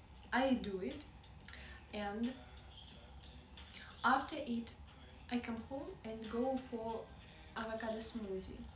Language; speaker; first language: English; non-native, learner; Russian